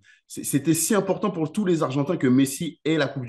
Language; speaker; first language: French; native; French